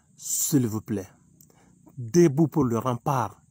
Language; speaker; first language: French; non-native, local second language; Bambara